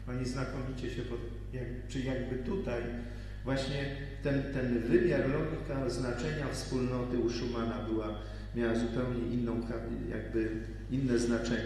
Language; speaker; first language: Polish; native; Polish